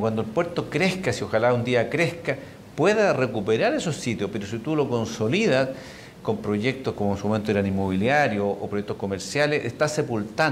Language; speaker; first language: Spanish; native; Spanish